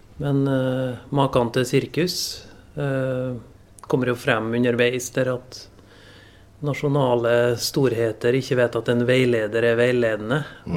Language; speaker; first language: Norwegian; native; Norwegian